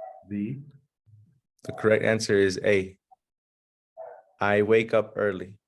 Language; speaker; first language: English; early bilingual, other home language; Spanish